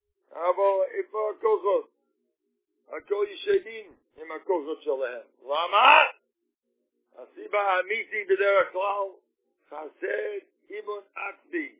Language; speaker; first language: Hebrew; non-native, fluent; Yiddish